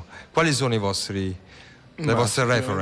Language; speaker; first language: Italian; native; Italian